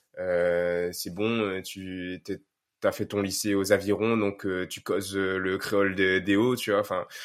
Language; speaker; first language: French; native; French